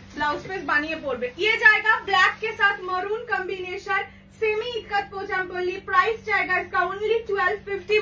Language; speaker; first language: Hindi; non-native, local second language; Bangla